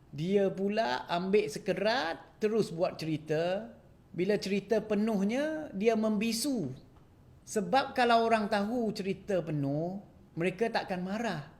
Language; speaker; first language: Malay; non-native, local second language; Chinese